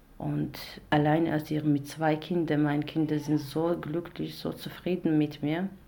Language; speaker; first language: German; non-native, learner; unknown